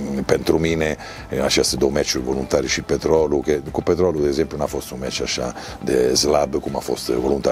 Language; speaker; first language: Romanian; non-native, learner; Italian